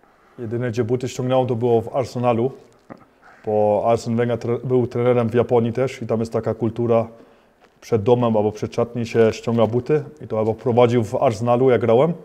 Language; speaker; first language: Polish; early bilingual, heritage; Polish